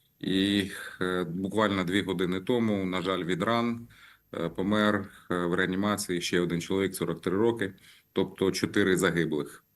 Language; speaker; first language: Ukrainian; native; Ukrainian